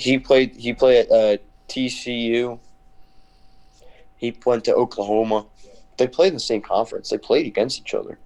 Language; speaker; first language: English; native; English